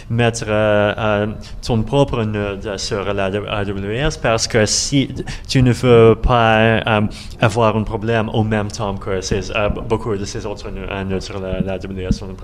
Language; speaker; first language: French; non-native, learner; Russian